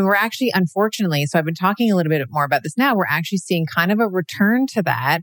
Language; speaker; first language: English; native; English